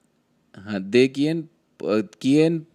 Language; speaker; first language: Spanish; non-native, learner; Hindi